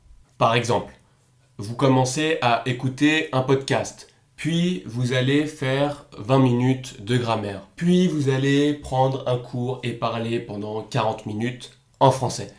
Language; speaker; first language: French; native; French